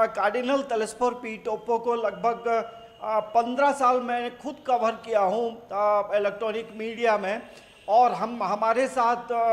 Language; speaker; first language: Hindi; native; Hindi